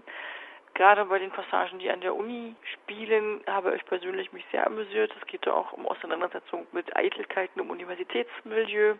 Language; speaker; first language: German; native; German